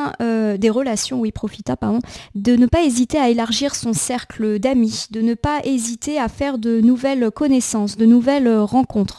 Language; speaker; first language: French; native; French